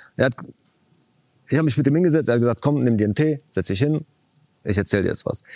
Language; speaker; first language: German; early bilingual, other home language; Chechen